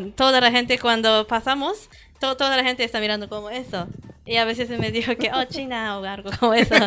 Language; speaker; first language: Spanish; non-native, fluent; Japanese